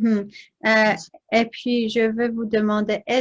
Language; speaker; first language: French; non-native, learner; English